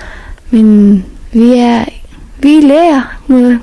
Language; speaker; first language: Danish; non-native, fluent; Persian